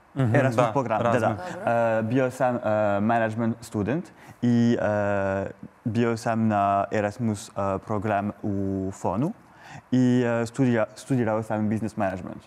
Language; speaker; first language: Croatian; non-native, learner; French